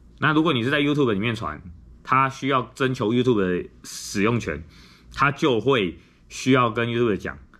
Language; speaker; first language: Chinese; native; Chinese